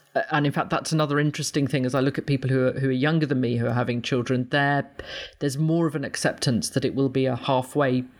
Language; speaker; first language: English; native; English